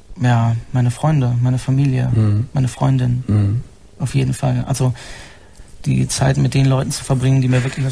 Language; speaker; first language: German; native; German